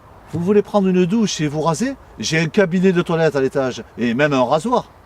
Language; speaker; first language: French; native; French